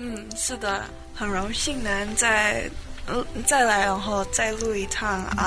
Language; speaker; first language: Chinese; early bilingual, heritage; Chinese